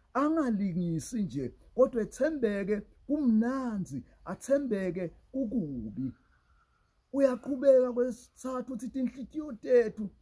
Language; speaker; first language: Zulu; non-native, local second language; Swati